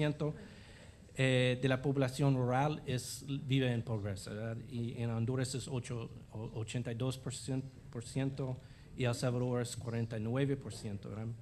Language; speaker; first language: Spanish; non-native, fluent; English